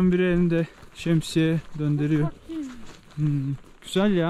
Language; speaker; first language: Turkish; native; Turkish